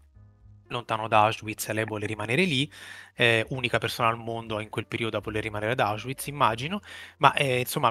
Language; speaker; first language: Italian; native; Italian